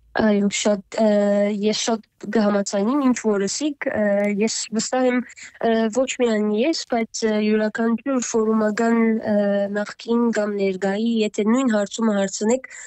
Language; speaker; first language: Armenian; early bilingual, heritage; Armenian